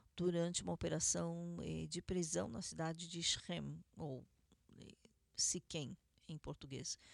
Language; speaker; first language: Portuguese; native; Portuguese